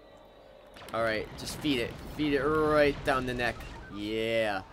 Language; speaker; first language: English; native; English